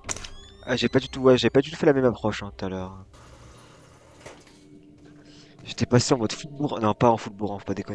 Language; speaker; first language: French; native; French